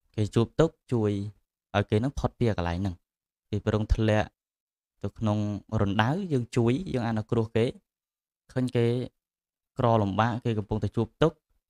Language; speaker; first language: Khmer; native; Khmer